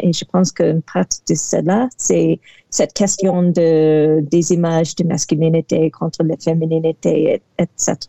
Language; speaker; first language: French; non-native, learner; English